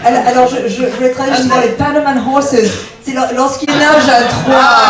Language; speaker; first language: French; native; French